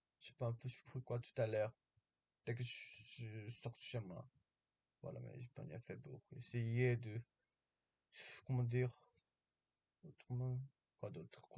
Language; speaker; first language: French; non-native, learner; Korean